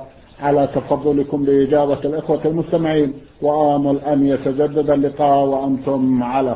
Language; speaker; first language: Arabic; native; Arabic